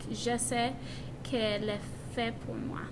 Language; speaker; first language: French; non-native, learner; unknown